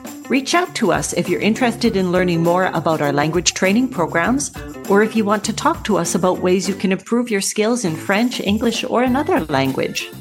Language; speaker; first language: English; native; English